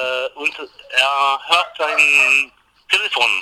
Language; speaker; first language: German; non-native, learner; English